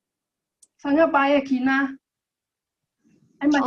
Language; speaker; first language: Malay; non-native, local second language; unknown